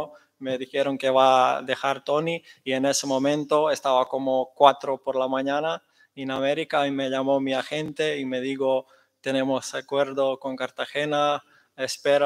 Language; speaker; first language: Spanish; non-native, fluent; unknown